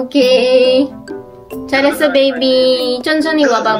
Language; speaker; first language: Korean; non-native, learner; Filipino